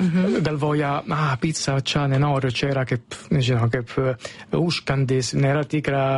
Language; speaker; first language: Lithuanian; non-native, learner; Italian